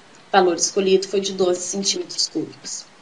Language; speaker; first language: Portuguese; native; Portuguese